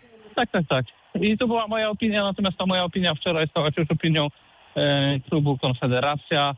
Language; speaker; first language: Polish; native; Polish